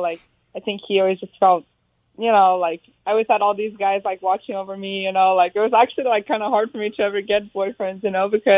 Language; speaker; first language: English; native; English